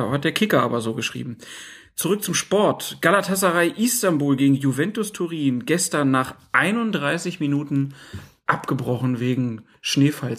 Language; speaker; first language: German; native; German